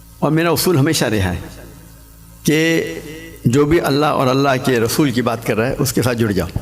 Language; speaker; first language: Urdu; non-native, local second language; English